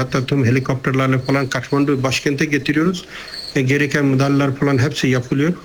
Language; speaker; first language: Turkish; non-native, fluent; Nepali